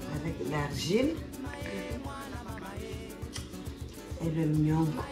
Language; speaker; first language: French; non-native, local second language; Comorian